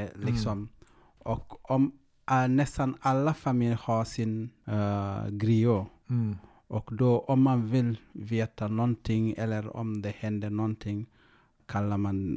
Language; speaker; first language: Swedish; non-native, fluent; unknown